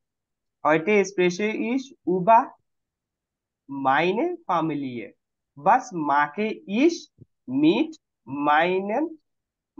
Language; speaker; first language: German; non-native, fluent; Bangla